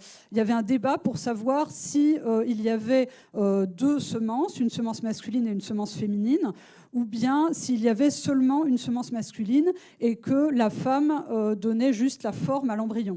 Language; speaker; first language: French; native; French